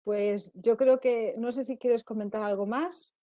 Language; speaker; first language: Spanish; native; Spanish